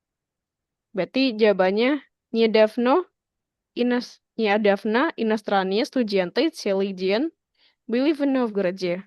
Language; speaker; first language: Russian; non-native, learner; Indonesian